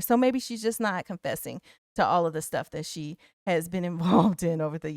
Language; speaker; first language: English; native; English